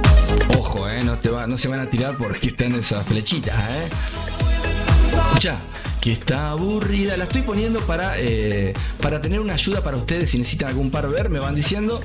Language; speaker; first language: Spanish; native; Spanish